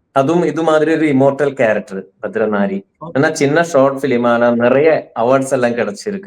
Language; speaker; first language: Tamil; non-native, learner; Malayalam